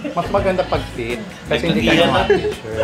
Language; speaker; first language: Filipino; non-native, local second language; Cebuano